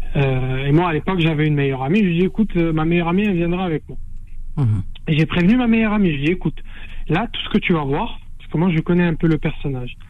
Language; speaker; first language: French; non-native, local second language; Arabic